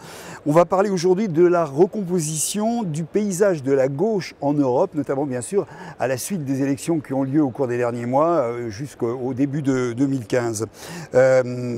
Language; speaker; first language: French; native; French